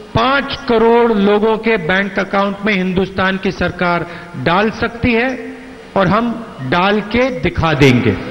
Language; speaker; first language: Hindi; native; Hindi